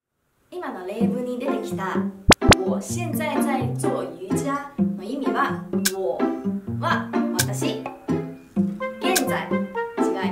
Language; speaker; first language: Japanese; non-native, fluent; Chinese